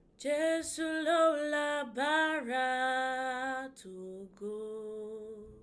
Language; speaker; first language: Dutch; early bilingual, other home language; Yoruba